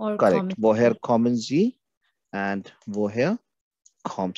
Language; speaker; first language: German; non-native, fluent; Hindi